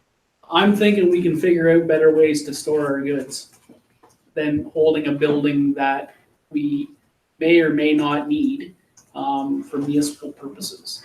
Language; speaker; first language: English; native; English